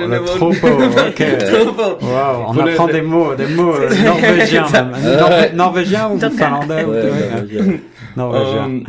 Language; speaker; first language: French; native; French